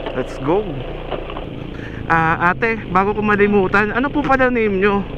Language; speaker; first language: Filipino; native; Filipino